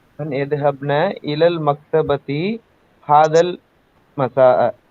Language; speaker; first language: Arabic; non-native, learner; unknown